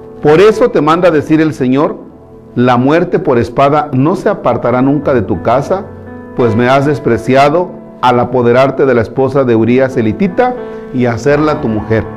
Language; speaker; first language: Spanish; native; Spanish